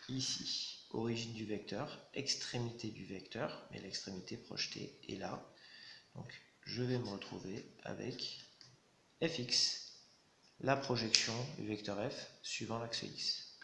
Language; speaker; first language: French; native; French